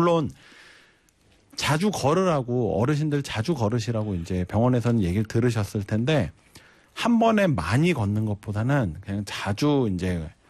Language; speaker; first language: Korean; native; Korean